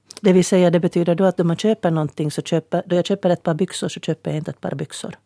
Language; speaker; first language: Swedish; native; Swedish